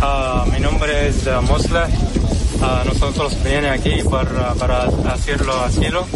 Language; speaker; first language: Spanish; non-native, learner; Arabic